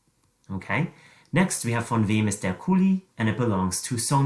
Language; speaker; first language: German; non-native, fluent; English